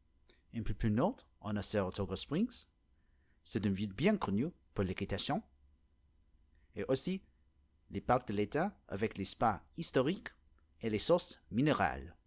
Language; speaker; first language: French; non-native, learner; English